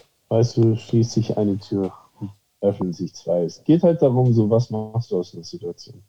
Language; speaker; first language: German; early bilingual, heritage; German